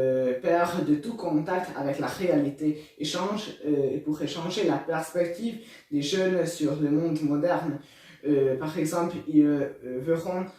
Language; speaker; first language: French; non-native, learner; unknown